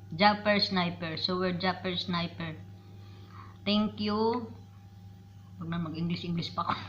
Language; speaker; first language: Filipino; non-native, local second language; Cebuano